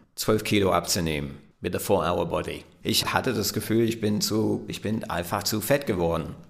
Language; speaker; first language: German; non-native, fluent; English